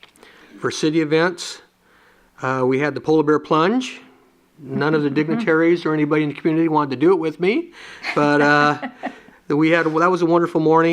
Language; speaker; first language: English; native; English